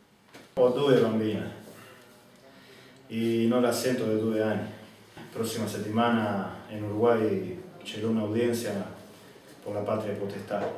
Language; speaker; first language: Italian; non-native, learner; Spanish